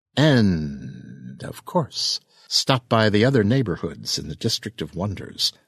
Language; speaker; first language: English; native; English